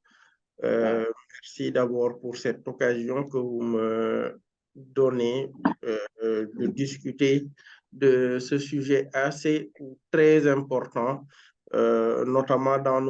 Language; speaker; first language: French; non-native, local second language; Wolof